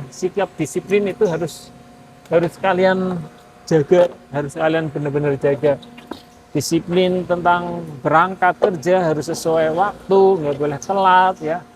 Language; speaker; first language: Indonesian; native; Indonesian